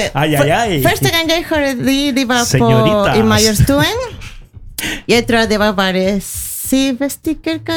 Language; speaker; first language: Norwegian; non-native, learner; Spanish